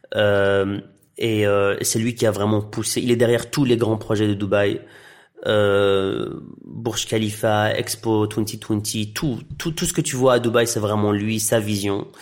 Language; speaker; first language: French; non-native, local second language; Arabic